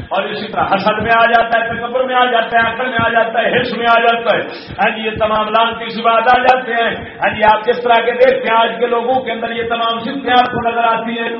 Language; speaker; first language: Urdu; non-native, local second language; Punjabi